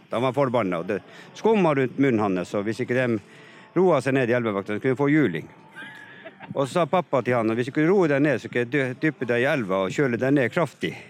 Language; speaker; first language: Norwegian; native; Norwegian